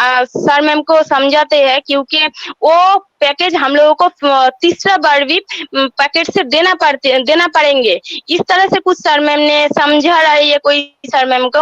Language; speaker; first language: Hindi; non-native, local second language; Bangla